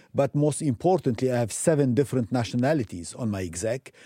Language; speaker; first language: English; non-native, fluent; Arabic